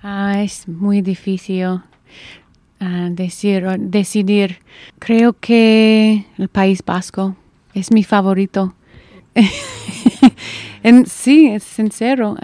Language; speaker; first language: Spanish; non-native, learner; English